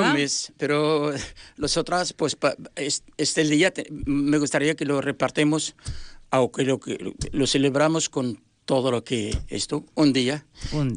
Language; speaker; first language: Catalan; non-native, learner; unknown